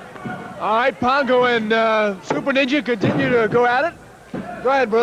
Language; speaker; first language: English; native; English